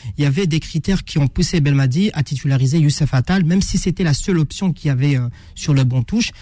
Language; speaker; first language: French; non-native, local second language; Arabic